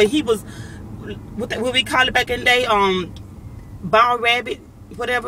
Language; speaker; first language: English; native; English